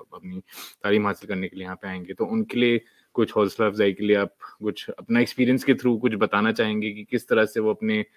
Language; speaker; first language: Urdu; native; Urdu